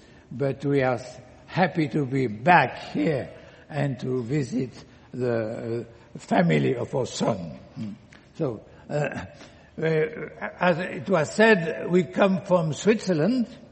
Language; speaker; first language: English; non-native, learner; French